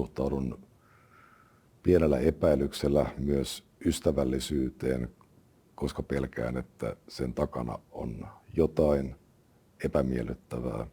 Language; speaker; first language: Finnish; native; Finnish